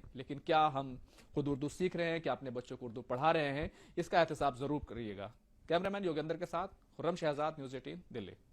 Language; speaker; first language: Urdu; native; Urdu